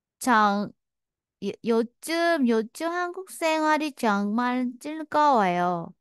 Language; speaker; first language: Korean; non-native, fluent; Vietnamese